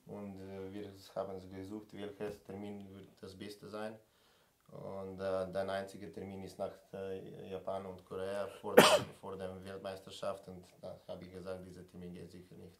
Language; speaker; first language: German; non-native, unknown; Slovenian